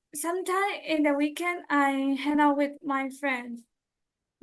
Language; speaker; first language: English; non-native, learner; Burmese